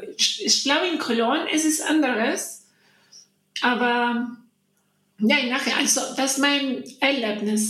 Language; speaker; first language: German; non-native, learner; Spanish